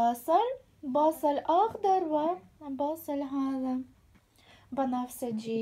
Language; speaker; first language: Arabic; non-native, fluent; Ukrainian